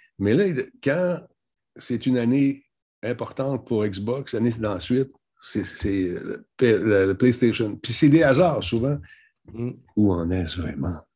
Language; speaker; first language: French; native; French